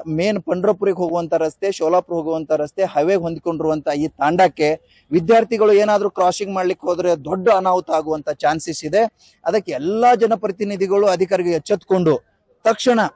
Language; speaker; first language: Kannada; non-native, local second language; Lambadi